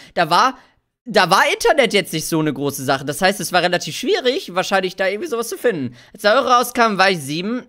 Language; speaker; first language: German; early bilingual, other home language; Hungarian